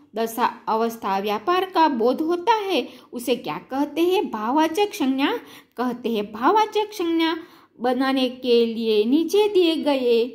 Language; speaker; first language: Hindi; non-native, local second language; Gujarati